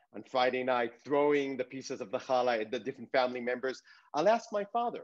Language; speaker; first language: English; early bilingual, other home language; Hebrew